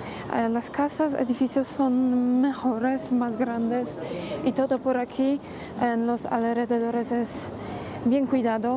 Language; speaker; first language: Spanish; non-native, fluent; Polish